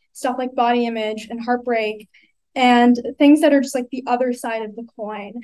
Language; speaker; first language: English; native; English